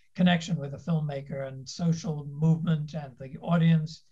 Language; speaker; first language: English; native; English